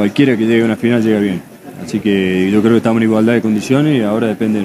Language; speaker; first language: Spanish; native; Spanish